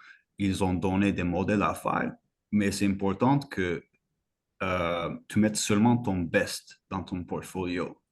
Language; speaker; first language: French; non-native, fluent; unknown